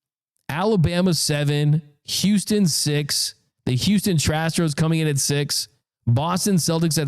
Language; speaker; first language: English; native; English